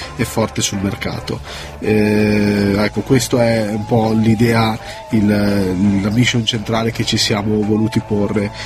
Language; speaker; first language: Italian; native; Italian